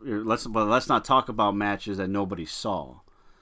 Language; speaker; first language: English; native; English